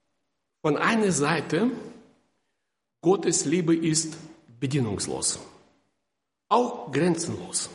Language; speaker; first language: German; non-native, fluent; Russian